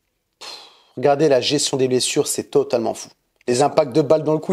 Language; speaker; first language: French; native; French